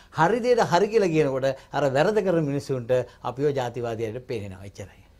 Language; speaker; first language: Sinhala; non-native, local second language; Tamil